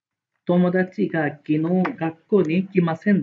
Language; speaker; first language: Japanese; non-native, fluent; Bangla